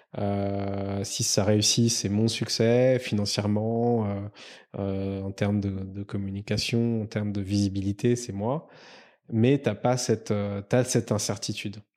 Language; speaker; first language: French; native; French